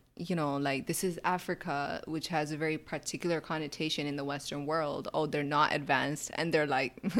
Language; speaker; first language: English; native; English